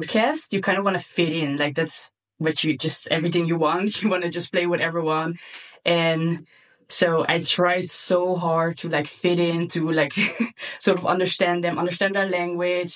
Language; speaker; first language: English; non-native, fluent; Dutch